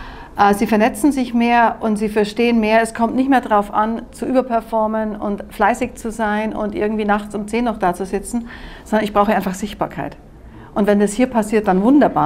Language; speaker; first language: German; native; German